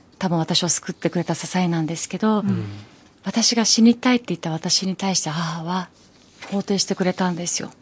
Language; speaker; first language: Japanese; early bilingual, other home language; Persian